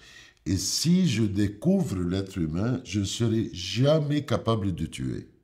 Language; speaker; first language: French; non-native, fluent; Arabic